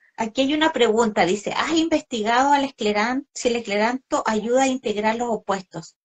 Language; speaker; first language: Spanish; native; Spanish